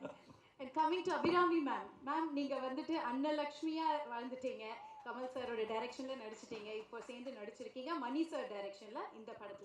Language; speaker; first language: Tamil; native; Tamil